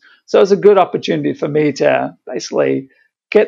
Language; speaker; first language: English; native; English